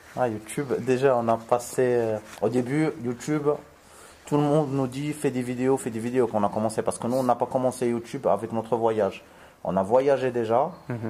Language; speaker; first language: French; non-native, local second language; Arabic